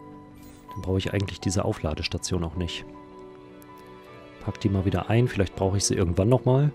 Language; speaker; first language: German; native; German